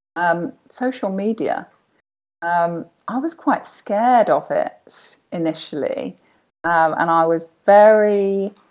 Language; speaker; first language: English; native; English